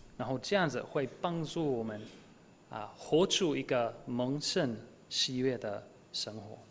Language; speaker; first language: Chinese; non-native, fluent; English